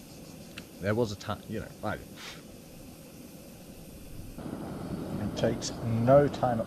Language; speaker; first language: English; native; English